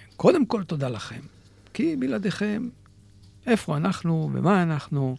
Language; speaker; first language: Hebrew; native; Hebrew